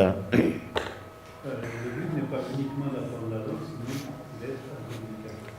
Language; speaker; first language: French; non-native, fluent; Spanish